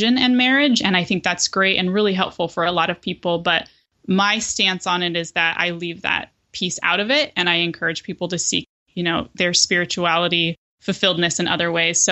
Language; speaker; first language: English; native; English